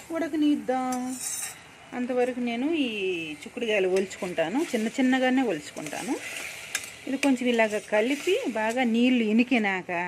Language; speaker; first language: Telugu; non-native, local second language; Urdu